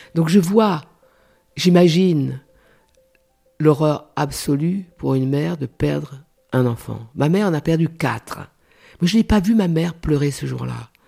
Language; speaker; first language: French; non-native, local second language; Réunion Creole French